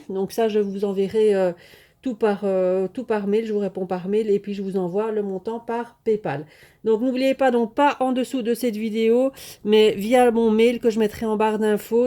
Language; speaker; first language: French; native; French